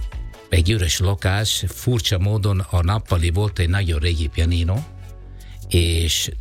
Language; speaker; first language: Hungarian; non-native, learner; Italian